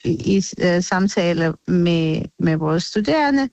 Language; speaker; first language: Danish; non-native, fluent; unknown